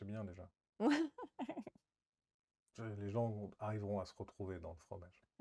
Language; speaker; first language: French; native; French